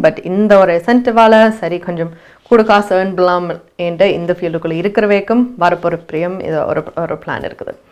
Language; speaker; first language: Tamil; early bilingual, heritage; Tamil